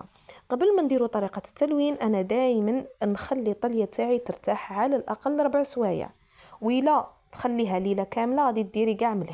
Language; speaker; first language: Arabic; native; Arabic